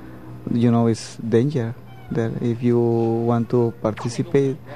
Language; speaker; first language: English; non-native, learner; Spanish